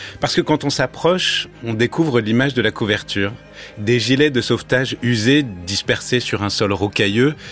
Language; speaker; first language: French; native; French